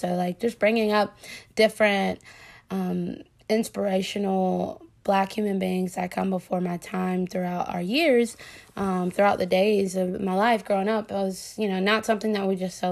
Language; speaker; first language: English; native; English